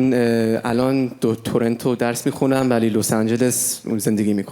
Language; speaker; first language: Persian; non-native, fluent; English